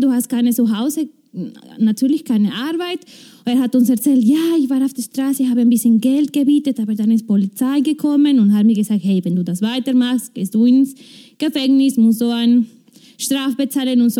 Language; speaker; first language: German; non-native, fluent; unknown